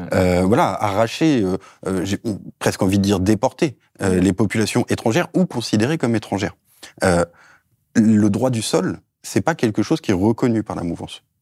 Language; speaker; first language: French; native; French